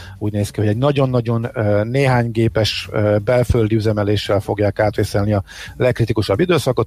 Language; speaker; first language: Hungarian; native; Hungarian